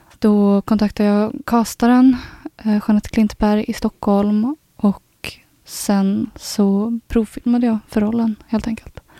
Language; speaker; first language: Swedish; native; Swedish